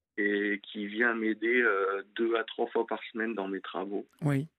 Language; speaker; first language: French; native; French